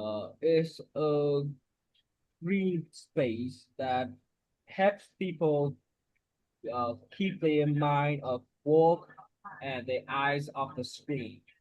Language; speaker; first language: English; non-native, fluent; Vietnamese